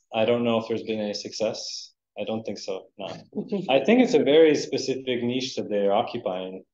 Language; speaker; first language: English; native; English